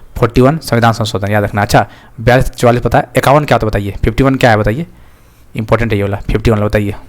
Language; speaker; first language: Hindi; native; Hindi